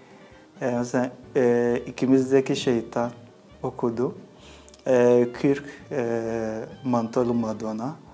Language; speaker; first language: Turkish; non-native, fluent; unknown